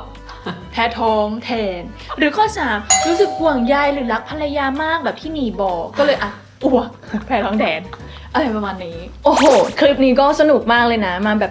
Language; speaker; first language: Thai; native; Thai